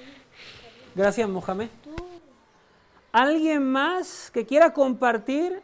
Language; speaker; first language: Spanish; native; Spanish